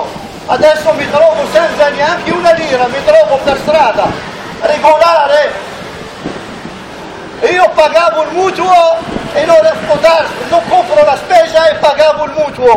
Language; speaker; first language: Italian; non-native, fluent; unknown